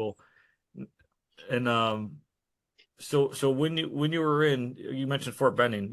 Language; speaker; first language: English; native; English